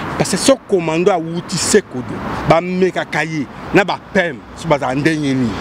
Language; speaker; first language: Lingala; non-native, local second language; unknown